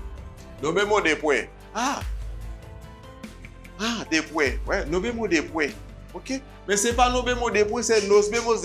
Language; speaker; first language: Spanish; non-native, fluent; Haitian Creole